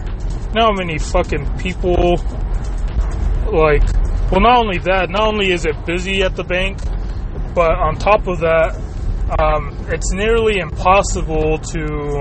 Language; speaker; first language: English; early bilingual, other home language; Spanish